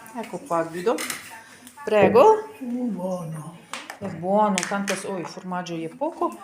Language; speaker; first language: Italian; non-native, learner; Ukrainian